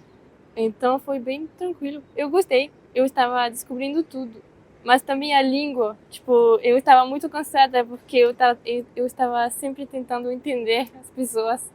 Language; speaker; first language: Portuguese; non-native, fluent; French